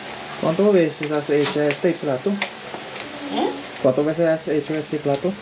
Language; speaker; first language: Spanish; non-native, learner; English